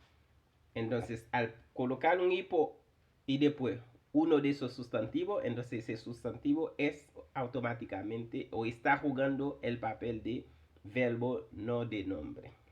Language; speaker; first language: Spanish; non-native, fluent; Haitian Creole